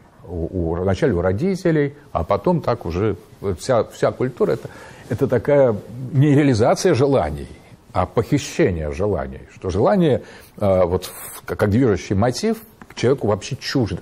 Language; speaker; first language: Russian; native; Russian